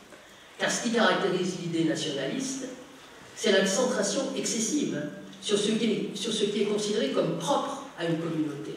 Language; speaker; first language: French; native; French